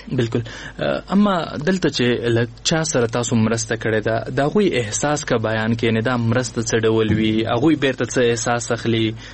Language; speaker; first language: Pashto; native; Pashto